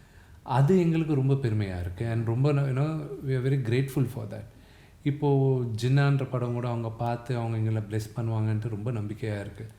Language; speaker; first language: Tamil; non-native, local second language; Telugu